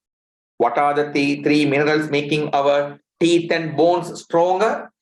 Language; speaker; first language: English; non-native, local second language; Tamil